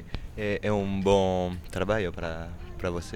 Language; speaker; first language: Spanish; non-native, learner; French